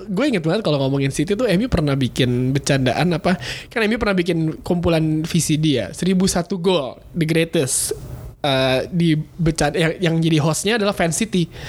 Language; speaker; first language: Indonesian; native; Indonesian